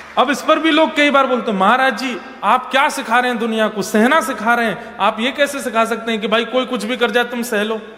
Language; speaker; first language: Hindi; native; Hindi